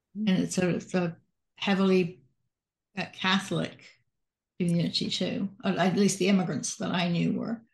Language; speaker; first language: English; native; English